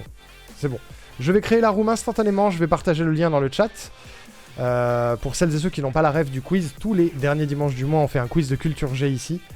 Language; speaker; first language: French; native; French